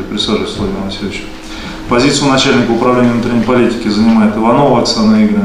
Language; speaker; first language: Russian; native; Russian